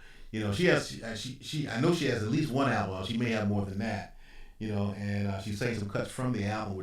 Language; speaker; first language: English; native; English